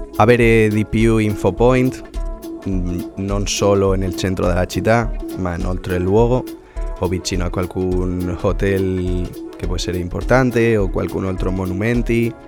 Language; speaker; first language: Italian; non-native, learner; Spanish